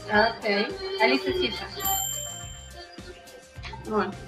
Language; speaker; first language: English; non-native, learner; Russian